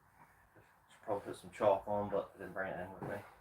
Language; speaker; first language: English; native; English